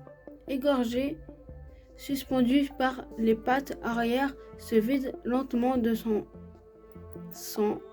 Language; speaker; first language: French; native; French